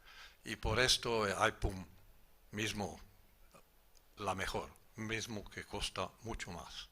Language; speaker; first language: Spanish; non-native, learner; Portuguese